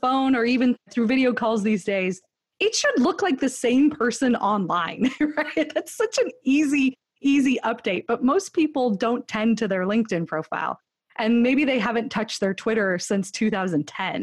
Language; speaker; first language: English; native; English